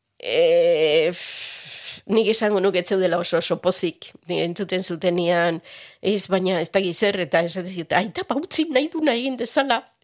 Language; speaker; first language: Basque; native; Basque